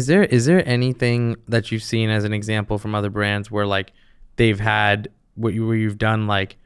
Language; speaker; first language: English; native; English